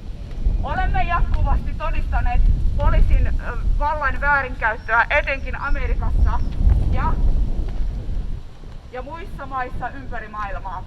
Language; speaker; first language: Finnish; early bilingual, other home language; Somali